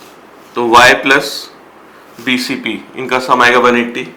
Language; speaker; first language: Hindi; native; Hindi